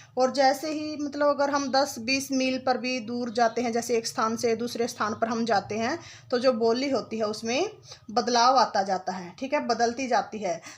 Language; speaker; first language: Hindi; native; Hindi